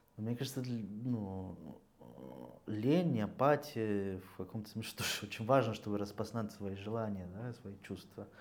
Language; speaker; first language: Russian; non-native, fluent; Spanish